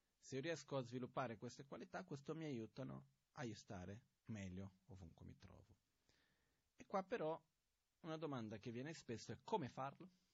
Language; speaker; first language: Italian; non-native, fluent; Portuguese